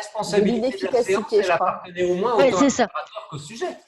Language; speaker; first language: French; native; French